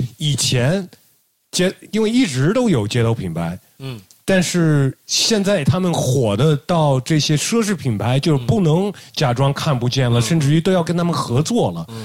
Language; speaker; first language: Chinese; native; Chinese